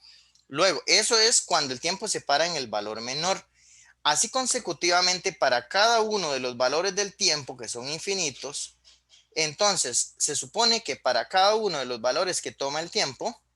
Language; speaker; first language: Spanish; native; Spanish